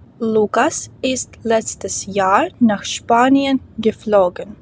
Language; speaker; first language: German; non-native, fluent; Ukrainian